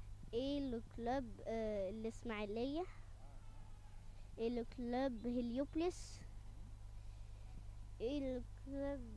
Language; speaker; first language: French; non-native, fluent; Arabic